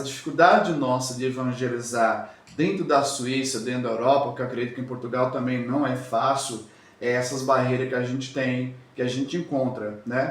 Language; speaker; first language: Portuguese; native; Portuguese